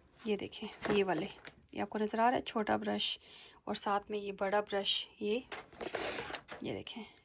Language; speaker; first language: Urdu; native; Urdu